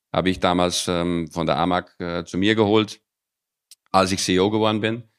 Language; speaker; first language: German; early bilingual, other home language; Dutch